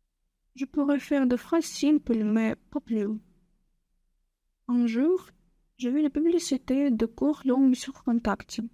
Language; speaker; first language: French; non-native, learner; Russian